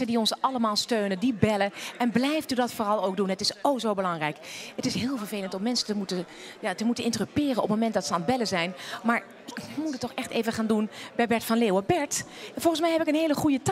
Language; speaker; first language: Dutch; native; Dutch